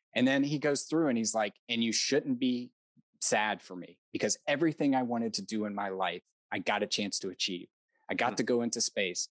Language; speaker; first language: English; native; English